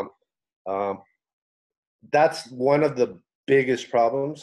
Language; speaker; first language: English; native; English